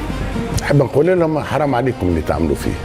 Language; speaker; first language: Arabic; native; Arabic